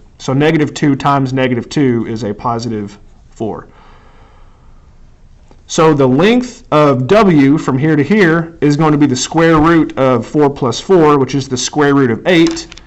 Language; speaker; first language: English; native; English